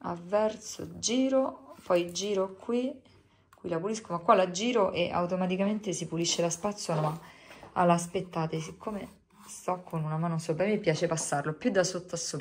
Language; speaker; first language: Italian; native; Italian